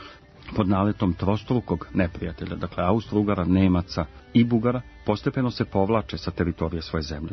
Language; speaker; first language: Croatian; native; Croatian